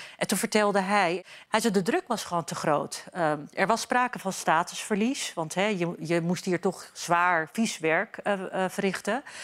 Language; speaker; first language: Dutch; early bilingual, other home language; Turkish